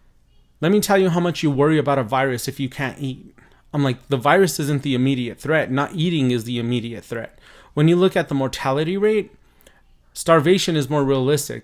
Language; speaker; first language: English; native; English